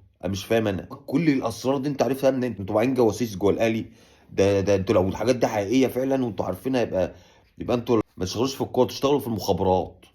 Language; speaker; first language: Arabic; native; Arabic